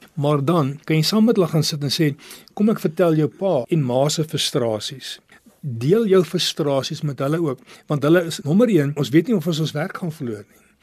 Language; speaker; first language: Afrikaans; early bilingual, other home language; English